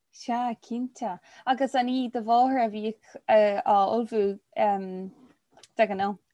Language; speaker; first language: Irish; non-native, local second language; English